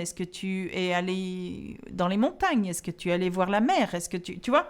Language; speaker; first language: French; non-native, fluent; English